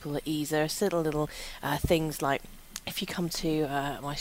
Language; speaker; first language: English; native; English